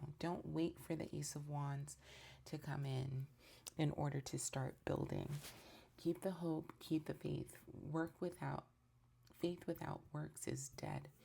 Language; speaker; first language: English; native; English